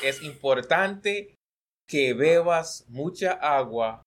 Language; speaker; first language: Spanish; non-native, learner; English